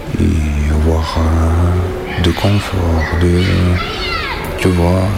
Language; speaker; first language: French; non-native, learner; Arabic